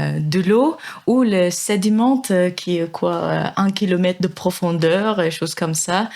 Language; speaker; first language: French; non-native, fluent; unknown